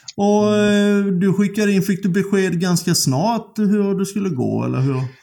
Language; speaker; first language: Swedish; native; Swedish